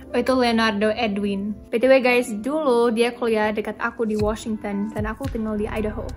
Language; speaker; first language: Indonesian; non-native, fluent; English